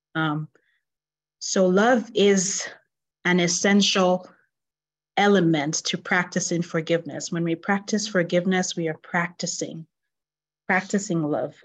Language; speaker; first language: English; non-native, local second language; Yoruba